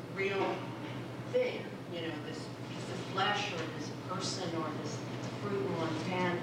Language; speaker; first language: English; non-native, local second language; Filipino